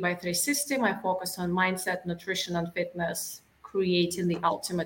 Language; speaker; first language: English; non-native, fluent; Russian